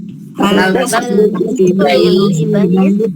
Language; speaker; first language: Arabic; non-native, learner; Indonesian